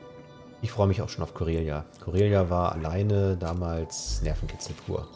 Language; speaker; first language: German; native; German